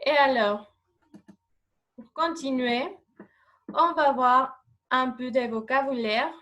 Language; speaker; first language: French; non-native, fluent; Spanish